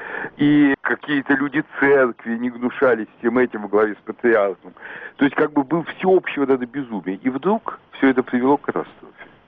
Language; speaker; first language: Russian; native; Russian